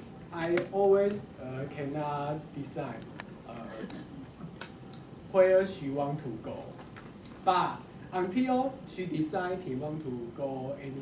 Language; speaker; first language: English; non-native, learner; Chinese